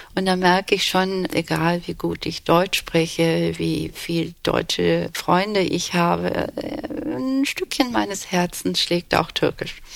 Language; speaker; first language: German; early bilingual, other home language; Turkish